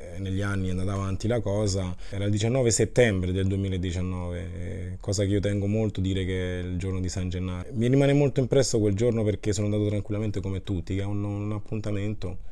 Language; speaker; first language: Italian; early bilingual, other home language; Kabuverdianu